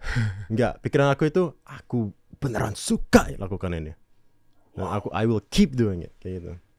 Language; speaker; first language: Indonesian; non-native, local second language; English